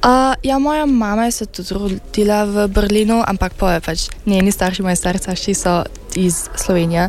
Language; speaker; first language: Slovenian; early bilingual, heritage; Slovenian